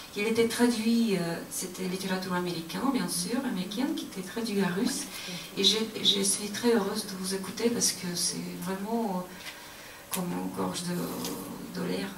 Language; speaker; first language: French; non-native, learner; Russian